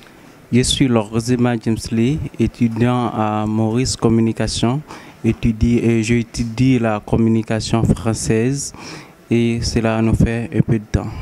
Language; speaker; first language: French; non-native, local second language; Haitian Creole